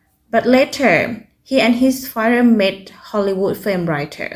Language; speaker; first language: English; non-native, fluent; Thai